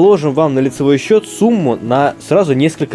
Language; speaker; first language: Russian; native; Russian